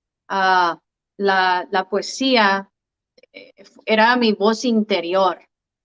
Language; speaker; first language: Spanish; early bilingual, heritage; Spanish